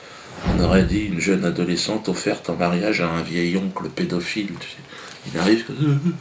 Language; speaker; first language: French; native; French